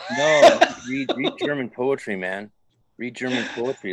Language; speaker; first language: English; native; English